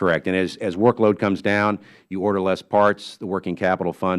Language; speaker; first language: English; native; English